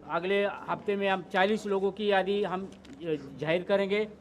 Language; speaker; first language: Hindi; non-native, local second language; Marathi